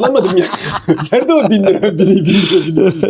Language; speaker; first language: Turkish; native; Turkish